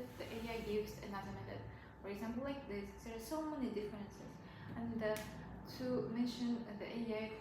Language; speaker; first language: English; non-native, learner; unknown